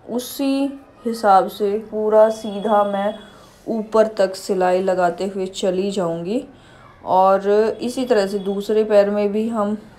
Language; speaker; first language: Hindi; native; Hindi